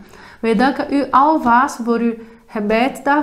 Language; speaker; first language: Dutch; non-native, fluent; Portuguese